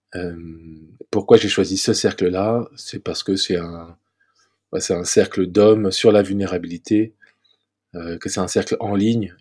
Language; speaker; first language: French; native; French